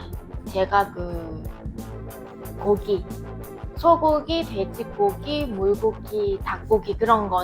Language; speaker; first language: Korean; non-native, fluent; Vietnamese